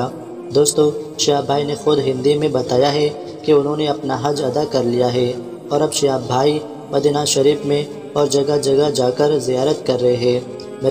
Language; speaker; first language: Hindi; native; Hindi